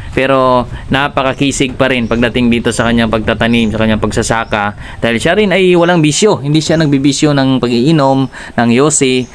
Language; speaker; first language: Filipino; native; Filipino